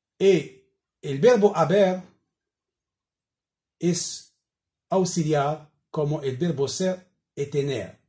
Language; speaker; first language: Spanish; non-native, learner; Arabic